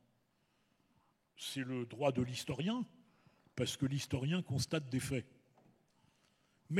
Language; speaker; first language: French; native; French